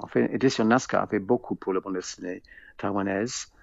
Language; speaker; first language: French; non-native, fluent; English